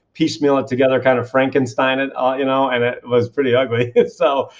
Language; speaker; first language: English; native; English